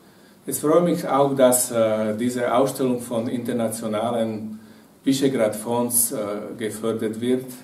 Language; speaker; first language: German; non-native, fluent; Slovak